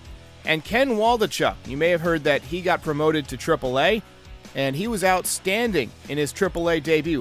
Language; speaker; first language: English; native; English